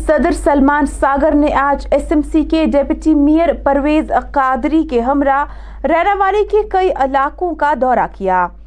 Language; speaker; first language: Urdu; non-native, local second language; Kashmiri